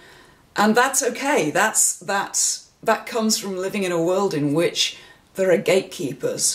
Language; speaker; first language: English; native; English